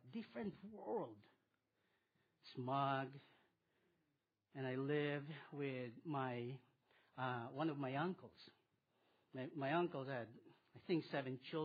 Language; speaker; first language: English; non-native, local second language; Filipino